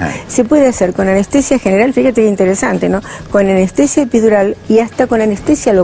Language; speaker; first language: Spanish; native; Spanish